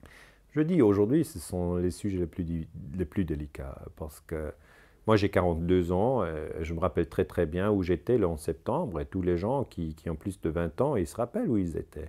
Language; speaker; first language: French; non-native, local second language; German